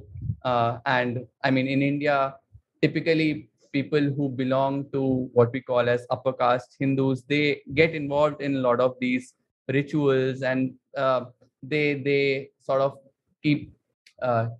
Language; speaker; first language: English; non-native, local second language; Hindi